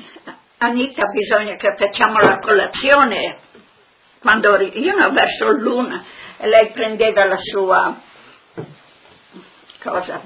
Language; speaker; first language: Italian; non-native, local second language; Friulian